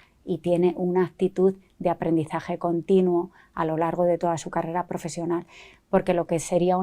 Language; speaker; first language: Spanish; native; Spanish